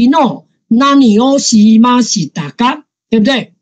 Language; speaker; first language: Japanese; non-native, fluent; Chinese